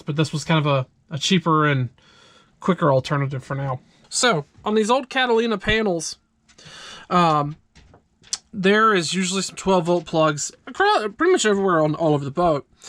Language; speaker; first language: English; native; English